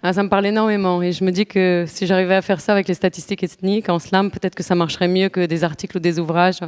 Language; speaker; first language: French; native; French